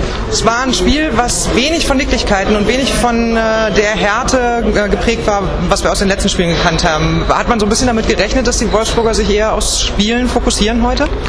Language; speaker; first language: German; native; German